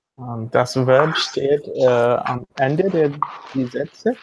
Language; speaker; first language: German; non-native, learner; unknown